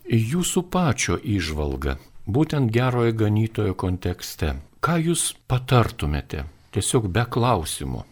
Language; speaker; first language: Lithuanian; native; Lithuanian